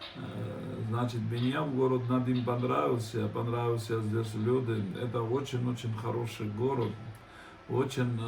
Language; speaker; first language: Russian; non-native, fluent; Georgian